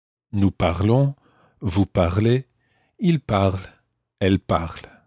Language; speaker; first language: French; non-native, fluent; English